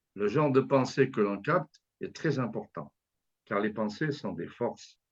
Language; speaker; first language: French; native; French